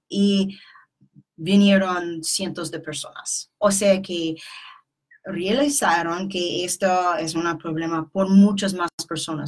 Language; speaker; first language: Spanish; non-native, fluent; English